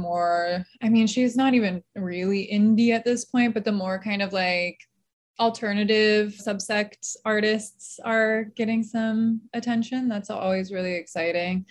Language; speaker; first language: English; native; English